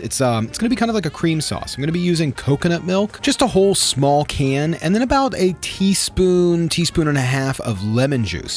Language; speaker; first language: English; native; English